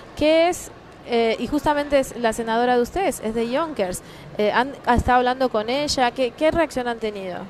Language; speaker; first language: Spanish; native; Spanish